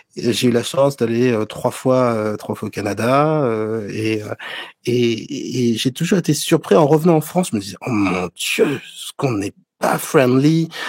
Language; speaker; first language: French; native; French